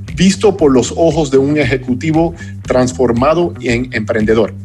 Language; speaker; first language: Spanish; non-native, fluent; English